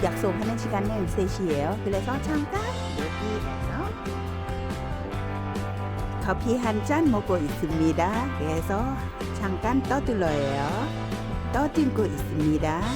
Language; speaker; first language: Korean; non-native, learner; Thai